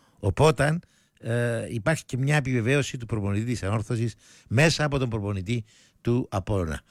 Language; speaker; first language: Greek; native; Greek